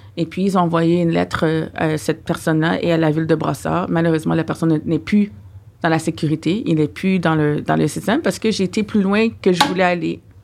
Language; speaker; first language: French; non-native, fluent; English